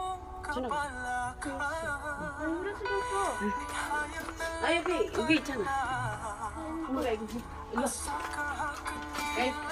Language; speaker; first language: Korean; non-native, learner; Filipino